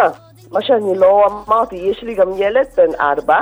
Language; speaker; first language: Hebrew; non-native, fluent; Korean